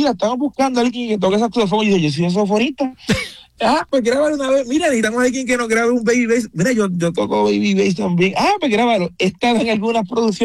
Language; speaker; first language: Spanish; native; Spanish